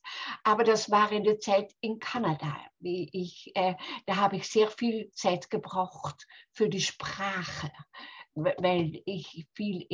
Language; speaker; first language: German; non-native, fluent; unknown